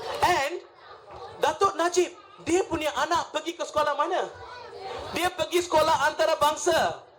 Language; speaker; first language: Malay; non-native, local second language; Tamil